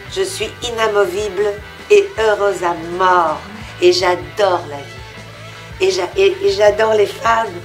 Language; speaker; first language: French; early bilingual, other home language; Portuguese